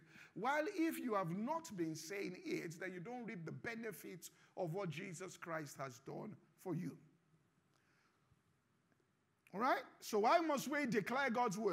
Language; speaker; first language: English; non-native, local second language; Yoruba